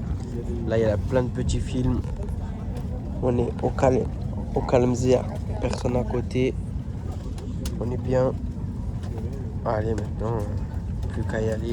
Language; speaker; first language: French; native; French